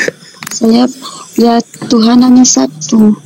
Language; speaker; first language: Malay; non-native, local second language; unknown